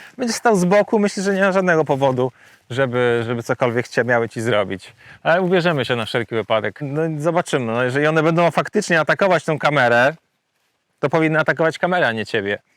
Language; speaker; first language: Polish; native; Polish